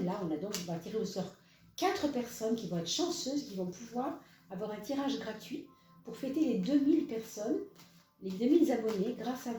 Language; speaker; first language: French; native; French